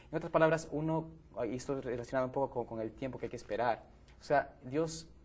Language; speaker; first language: Spanish; native; Spanish